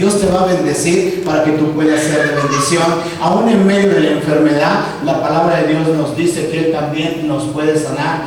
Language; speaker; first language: Spanish; native; Spanish